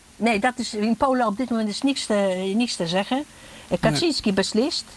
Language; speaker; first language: Dutch; non-native, fluent; Polish